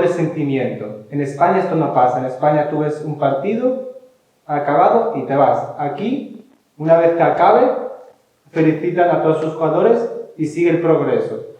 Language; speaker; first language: Spanish; non-native, fluent; Ukrainian